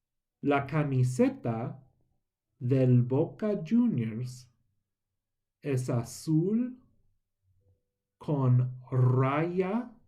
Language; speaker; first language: Spanish; non-native, fluent; English